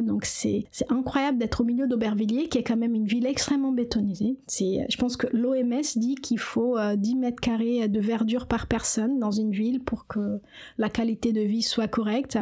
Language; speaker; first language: French; non-native, fluent; Portuguese